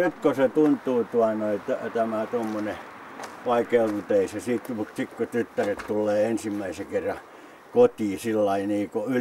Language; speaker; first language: Finnish; native; Finnish